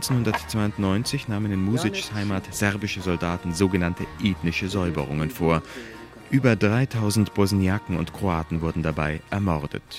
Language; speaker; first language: German; native; German